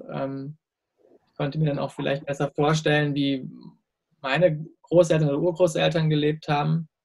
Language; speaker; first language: German; native; German